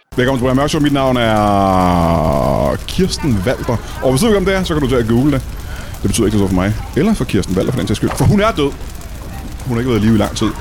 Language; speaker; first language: Danish; native; Danish